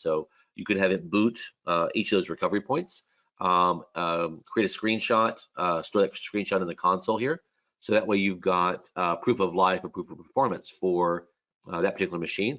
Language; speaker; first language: English; native; English